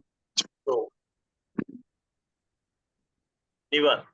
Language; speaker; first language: Japanese; non-native, fluent; Bangla